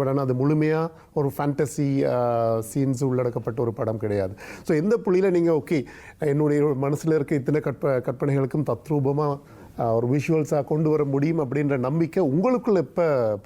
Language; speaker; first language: Tamil; native; Tamil